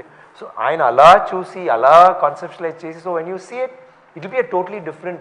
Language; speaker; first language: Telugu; non-native, fluent; Tamil